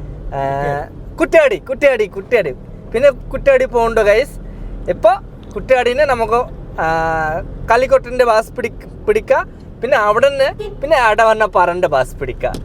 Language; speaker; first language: Malayalam; non-native, learner; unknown